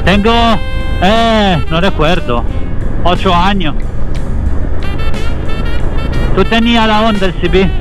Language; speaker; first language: Spanish; non-native, learner; Italian